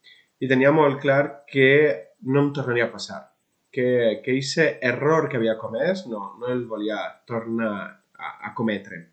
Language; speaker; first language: Catalan; non-native, local second language; Spanish